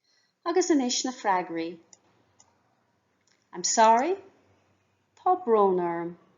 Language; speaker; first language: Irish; non-native, local second language; English